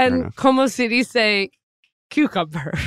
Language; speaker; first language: Spanish; non-native, learner; English